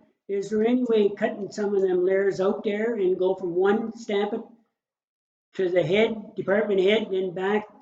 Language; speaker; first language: English; native; English